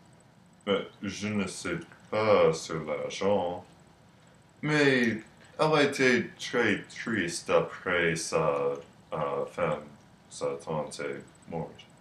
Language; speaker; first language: French; non-native, learner; English